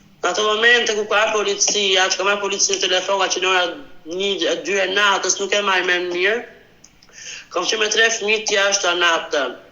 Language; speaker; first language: Albanian; native; Albanian